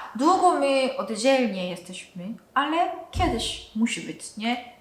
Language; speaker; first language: Polish; non-native, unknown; Korean